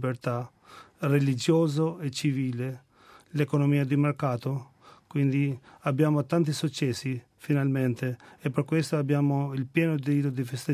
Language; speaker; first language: Italian; non-native, fluent; Albanian